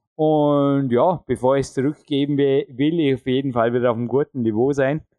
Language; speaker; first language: German; native; German